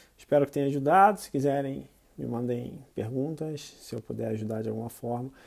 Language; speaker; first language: Portuguese; native; Portuguese